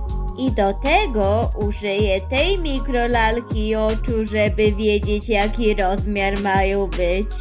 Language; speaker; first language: Polish; early bilingual, heritage; Polish